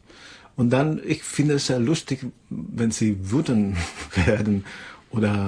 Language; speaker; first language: German; non-native, fluent; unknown